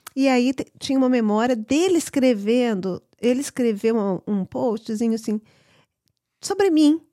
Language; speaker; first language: Portuguese; early bilingual, heritage; English